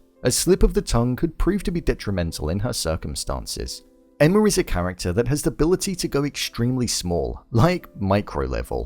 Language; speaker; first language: English; native; English